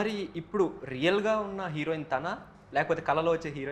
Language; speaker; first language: Telugu; native; Telugu